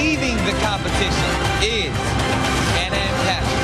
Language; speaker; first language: English; native; English